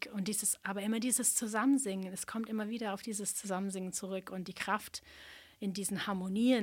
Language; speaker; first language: German; non-native, fluent; English